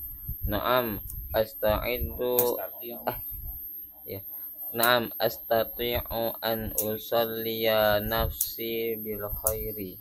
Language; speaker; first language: Arabic; non-native, learner; Indonesian